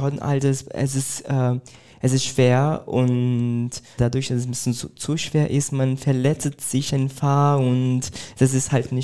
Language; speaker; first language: German; non-native, fluent; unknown